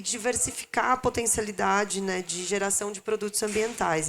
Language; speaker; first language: Portuguese; native; Portuguese